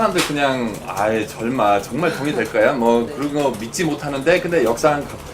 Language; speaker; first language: Korean; non-native, fluent; German